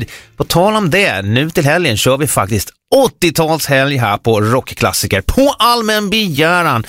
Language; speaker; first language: Swedish; native; Swedish